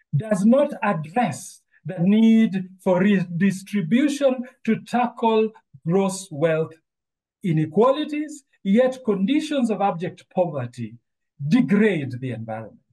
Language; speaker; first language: English; non-native, local second language; Luo (Kenya and Tanzania)